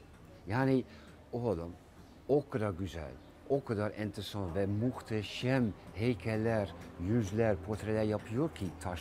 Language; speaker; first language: Turkish; non-native, fluent; Dutch